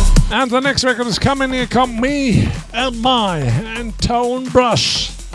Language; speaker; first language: English; non-native, learner; German